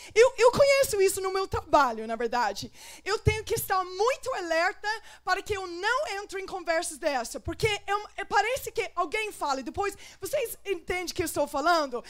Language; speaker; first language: Portuguese; non-native, fluent; English